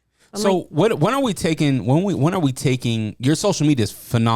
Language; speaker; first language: English; native; English